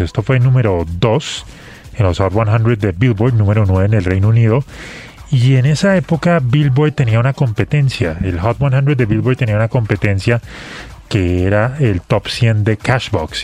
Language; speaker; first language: Spanish; native; Spanish